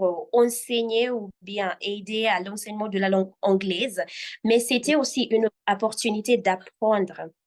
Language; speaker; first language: French; non-native, fluent; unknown